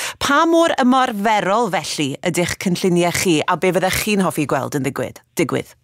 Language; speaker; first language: Welsh; native; Welsh